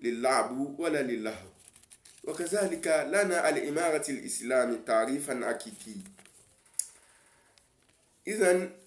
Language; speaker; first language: Arabic; non-native, learner; Yoruba